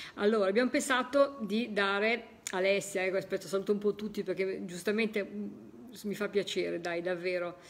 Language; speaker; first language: Italian; native; Italian